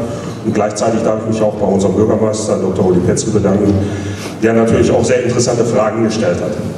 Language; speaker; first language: German; native; German